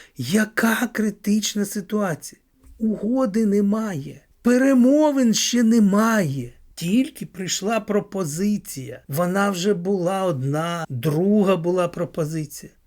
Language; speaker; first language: Ukrainian; native; Ukrainian